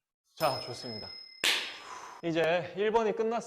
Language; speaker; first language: Korean; native; Korean